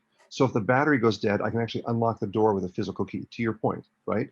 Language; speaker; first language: English; native; English